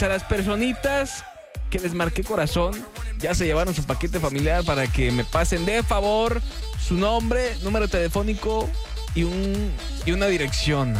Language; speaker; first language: Spanish; native; Spanish